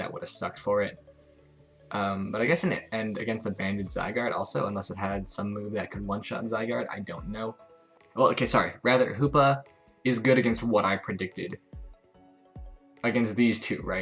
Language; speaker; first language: English; native; English